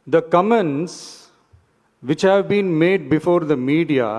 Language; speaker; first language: English; non-native, local second language; Tamil